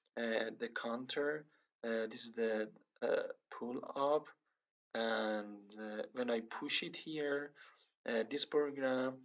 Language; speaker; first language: English; non-native, learner; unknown